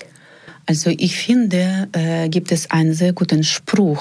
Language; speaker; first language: German; non-native, fluent; Ukrainian